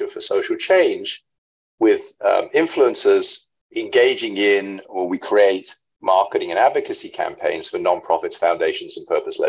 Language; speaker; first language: English; native; English